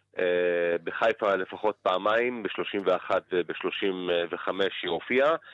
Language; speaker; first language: Hebrew; non-native, local second language; Arabic